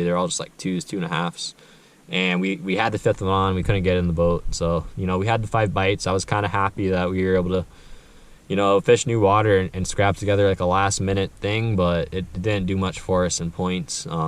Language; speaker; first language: English; native; English